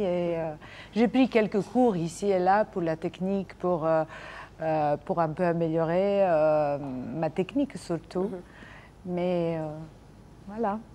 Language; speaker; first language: French; non-native, fluent; Serbian